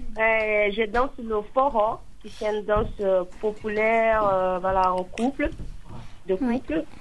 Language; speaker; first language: French; non-native, fluent; Portuguese